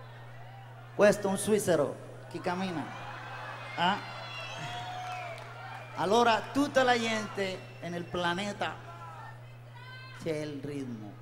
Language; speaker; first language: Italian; non-native, learner; Spanish